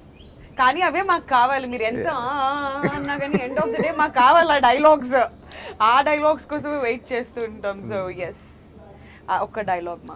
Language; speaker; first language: Telugu; native; Telugu